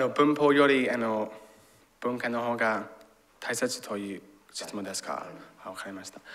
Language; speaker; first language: Japanese; non-native, fluent; English